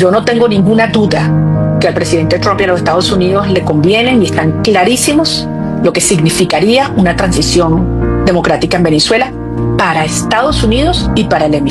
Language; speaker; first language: Spanish; native; Spanish